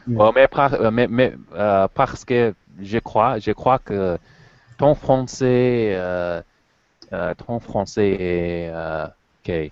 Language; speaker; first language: French; non-native, learner; English